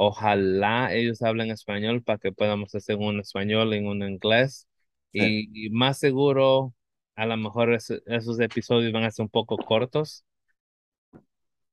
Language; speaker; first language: Spanish; early bilingual, heritage; Spanish